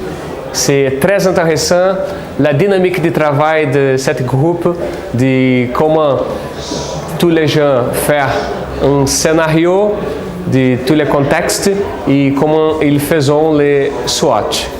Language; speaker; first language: French; non-native, fluent; Portuguese